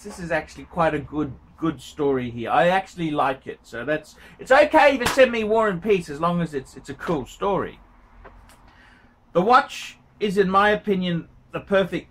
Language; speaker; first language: English; native; English